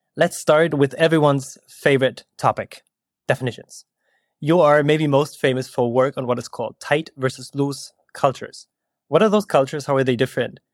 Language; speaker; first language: English; non-native, fluent; German